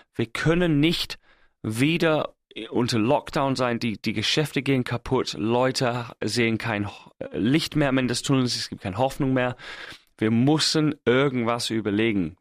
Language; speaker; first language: German; non-native, fluent; English